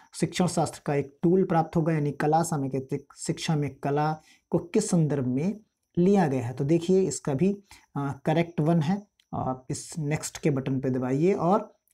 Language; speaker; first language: Hindi; native; Hindi